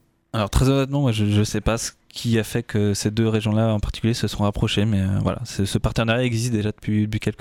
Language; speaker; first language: French; native; French